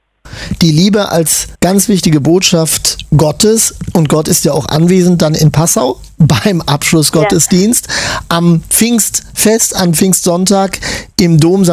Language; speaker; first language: German; native; German